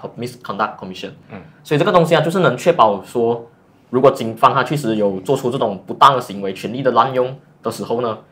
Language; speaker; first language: Chinese; native; Chinese